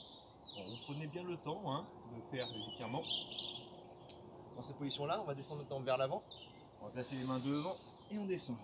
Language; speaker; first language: French; native; French